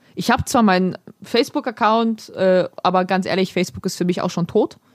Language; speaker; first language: German; early bilingual, other home language; Polish